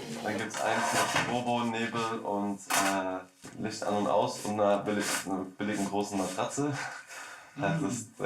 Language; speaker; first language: German; native; German